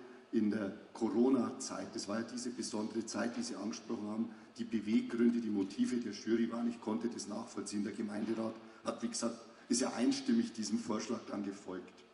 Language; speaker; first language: German; native; German